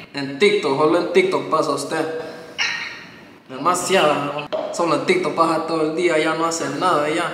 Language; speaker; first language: Spanish; early bilingual, heritage; Spanish